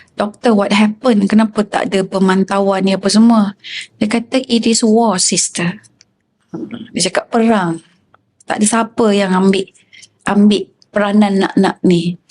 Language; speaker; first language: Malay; native; Malay